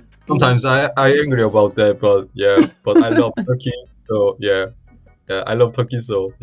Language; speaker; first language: English; non-native, learner; Korean